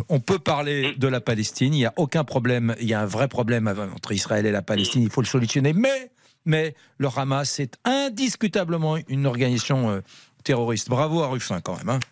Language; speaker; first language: French; native; French